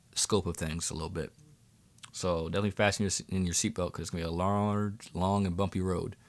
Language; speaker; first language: English; native; English